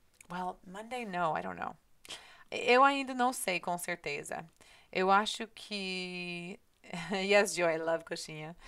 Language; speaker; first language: Portuguese; non-native, learner; English